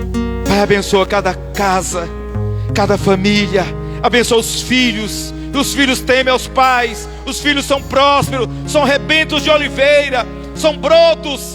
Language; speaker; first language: Portuguese; native; Portuguese